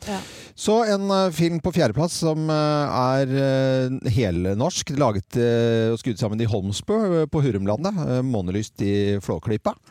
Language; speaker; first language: Norwegian; native; Norwegian